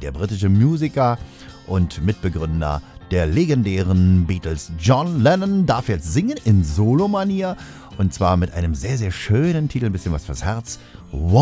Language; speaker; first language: German; native; German